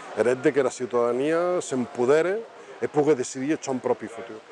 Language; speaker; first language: Catalan; non-native, local second language; Occitan